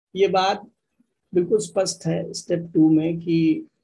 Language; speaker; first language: Hindi; native; Hindi